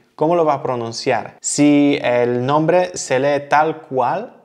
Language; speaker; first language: Spanish; non-native, fluent; Polish